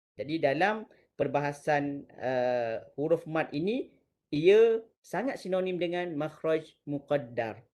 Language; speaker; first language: Malay; native; Malay